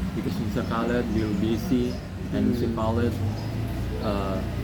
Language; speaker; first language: English; non-native, learner; Indonesian